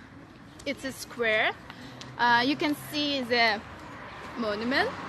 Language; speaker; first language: English; non-native, learner; Russian